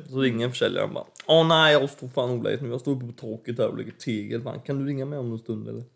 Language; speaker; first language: Swedish; native; Swedish